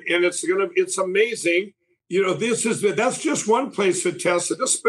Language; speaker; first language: English; native; English